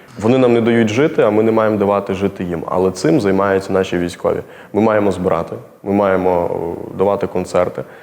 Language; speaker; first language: Ukrainian; native; Ukrainian